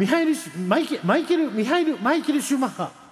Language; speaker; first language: Japanese; native; Japanese